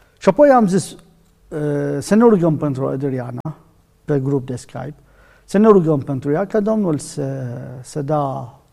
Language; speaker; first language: Romanian; non-native, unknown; Arabic